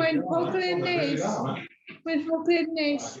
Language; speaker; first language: Welsh; non-native, learner; English